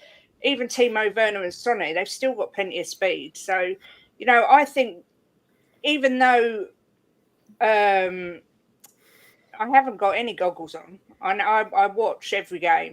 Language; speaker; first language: English; native; English